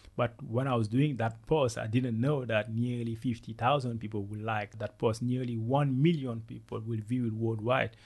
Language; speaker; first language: English; non-native, fluent; Wolof